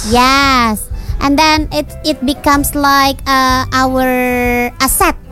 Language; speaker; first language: English; non-native, learner; Indonesian